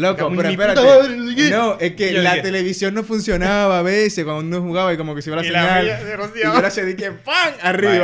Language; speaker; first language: Spanish; native; Spanish